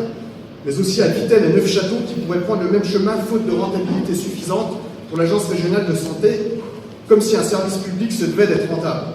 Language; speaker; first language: French; native; French